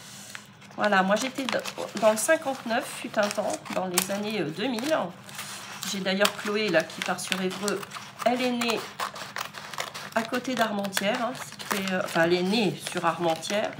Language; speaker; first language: French; native; French